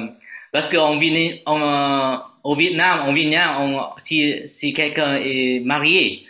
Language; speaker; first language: French; non-native, learner; Vietnamese